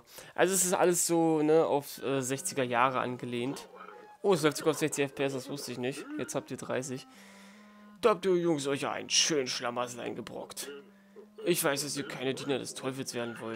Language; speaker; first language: German; native; German